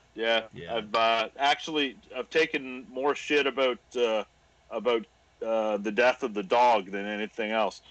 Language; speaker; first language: English; native; English